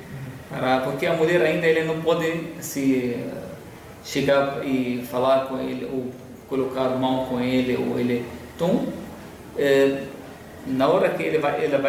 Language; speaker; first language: Portuguese; non-native, fluent; Arabic